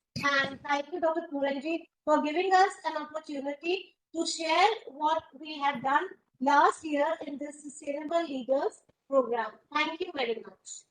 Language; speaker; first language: English; non-native, local second language; Punjabi